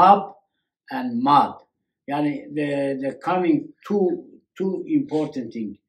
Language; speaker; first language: English; non-native, learner; Kurdish